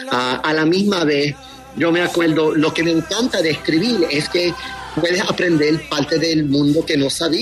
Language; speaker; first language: Spanish; early bilingual, heritage; Spanish